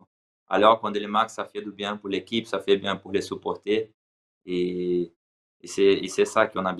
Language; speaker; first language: French; non-native, learner; Portuguese